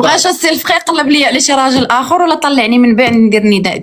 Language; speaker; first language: Arabic; native; Arabic